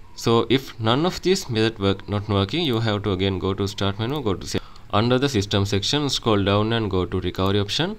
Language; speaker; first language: English; non-native, fluent; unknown